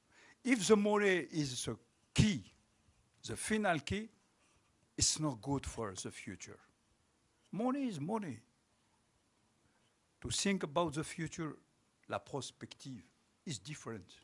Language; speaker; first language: English; non-native, local second language; French